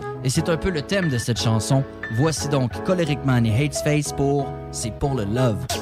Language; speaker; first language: French; native; French